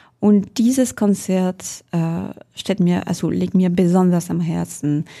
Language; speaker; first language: German; non-native, fluent; French